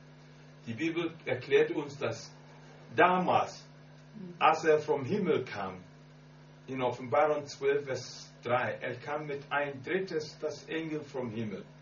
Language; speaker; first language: German; non-native, learner; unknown